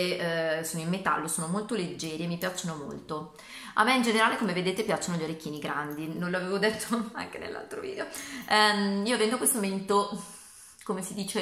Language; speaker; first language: Italian; native; Italian